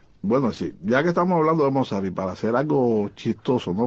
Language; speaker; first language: Spanish; native; Spanish